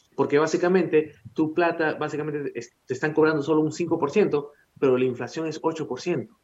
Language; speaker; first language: Spanish; early bilingual, heritage; Spanish